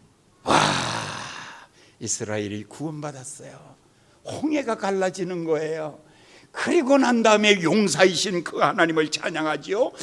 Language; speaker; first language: Korean; native; Korean